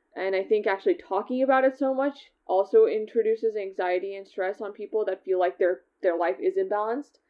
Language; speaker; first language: English; native; English